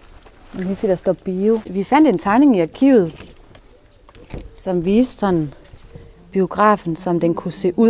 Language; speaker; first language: Danish; native; Danish